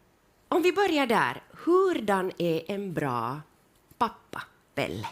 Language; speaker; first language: Swedish; native; Swedish